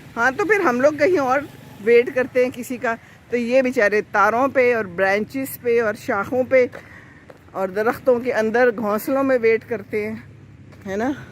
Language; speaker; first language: Urdu; non-native, local second language; Punjabi